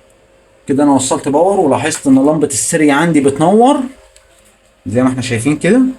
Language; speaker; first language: Arabic; native; Arabic